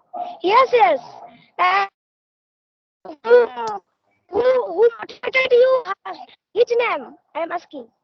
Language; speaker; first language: English; non-native, learner; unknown